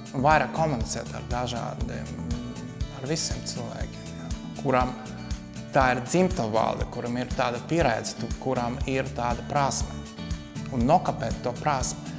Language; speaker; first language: Latvian; non-native, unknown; Russian